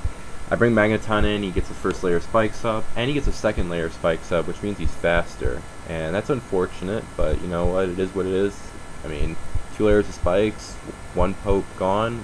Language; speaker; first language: English; native; English